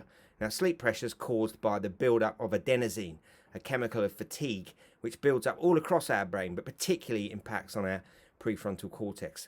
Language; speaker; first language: English; native; English